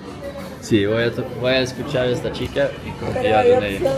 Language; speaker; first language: Spanish; non-native, fluent; Swedish